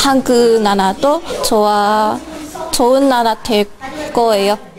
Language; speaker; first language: Korean; non-native, learner; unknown